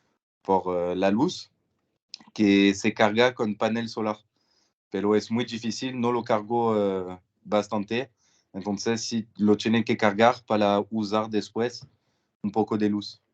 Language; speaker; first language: Spanish; non-native, learner; French